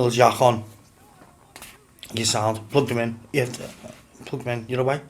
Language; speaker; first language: English; native; English